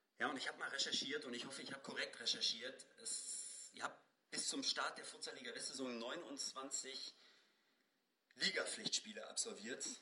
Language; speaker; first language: German; native; German